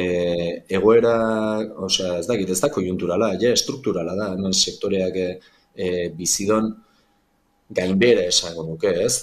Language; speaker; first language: Basque; native; Basque